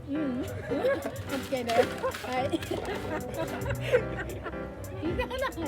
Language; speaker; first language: Japanese; non-native, learner; Filipino